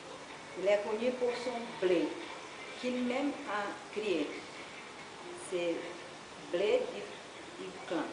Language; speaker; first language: French; non-native, learner; Portuguese